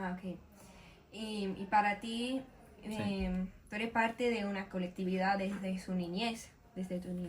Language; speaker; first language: Spanish; non-native, learner; English